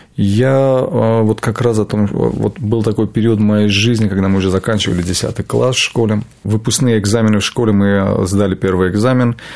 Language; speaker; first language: Russian; non-native, local second language; Armenian